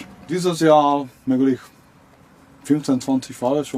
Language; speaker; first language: German; non-native, learner; Czech